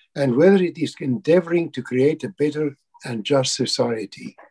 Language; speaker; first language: English; non-native, local second language; Afrikaans